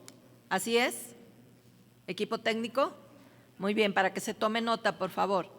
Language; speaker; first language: Spanish; native; Spanish